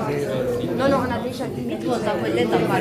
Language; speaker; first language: French; non-native, fluent; German